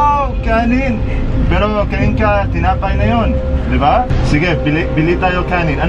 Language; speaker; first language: Filipino; non-native, learner; Arabic